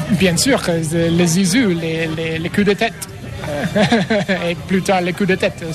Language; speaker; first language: French; non-native, learner; English